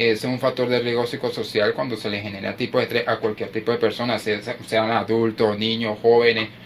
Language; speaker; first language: Spanish; native; Spanish